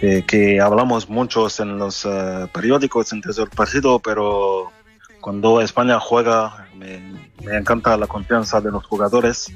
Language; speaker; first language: Spanish; non-native, fluent; French